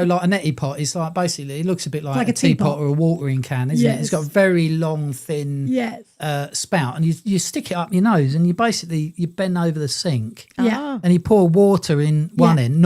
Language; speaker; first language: English; native; English